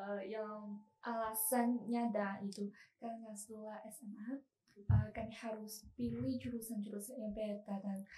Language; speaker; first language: Indonesian; non-native, learner; Chinese